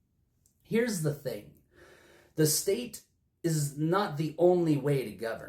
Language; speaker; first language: English; native; English